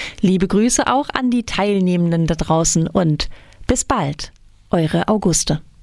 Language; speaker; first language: German; native; German